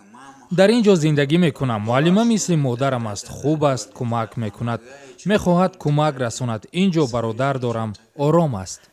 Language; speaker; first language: Persian; non-native, learner; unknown